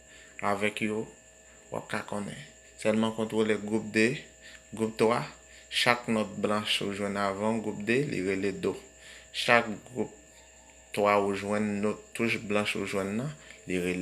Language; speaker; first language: French; non-native, learner; Haitian Creole